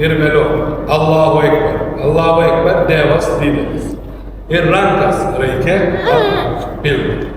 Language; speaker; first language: Lithuanian; non-native, learner; Turkish